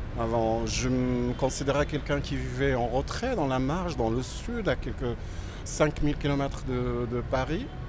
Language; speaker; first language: French; non-native, local second language; Berber languages